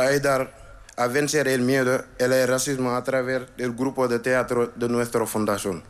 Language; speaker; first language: Spanish; non-native, learner; Wolof